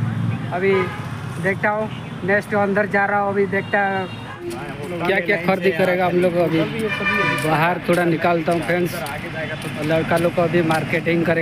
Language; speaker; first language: Hindi; non-native, local second language; Odia